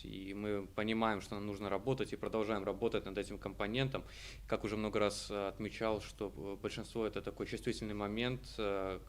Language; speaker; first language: Russian; native; Russian